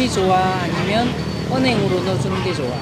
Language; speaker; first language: Korean; native; Korean